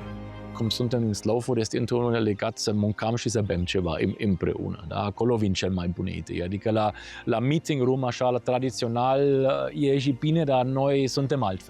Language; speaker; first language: Romanian; non-native, fluent; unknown